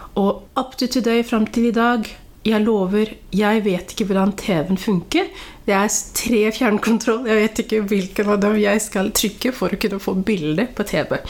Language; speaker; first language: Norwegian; early bilingual, other home language; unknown